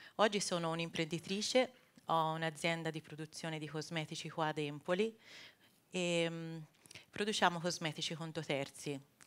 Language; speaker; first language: Italian; native; Italian